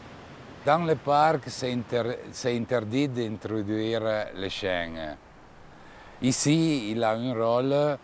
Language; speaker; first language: French; non-native, fluent; Italian